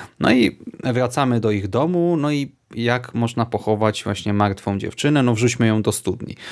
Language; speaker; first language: Polish; native; Polish